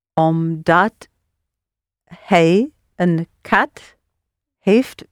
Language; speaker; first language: Dutch; non-native, learner; English